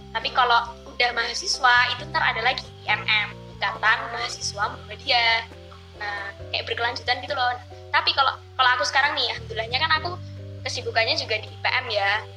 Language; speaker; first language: Indonesian; native; Indonesian